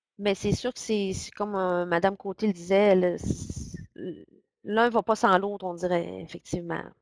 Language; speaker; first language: French; native; French